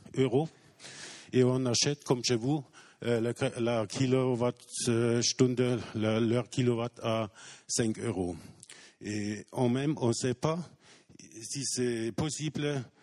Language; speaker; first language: French; non-native, learner; German